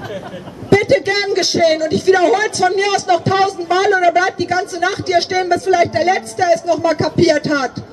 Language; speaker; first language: German; native; German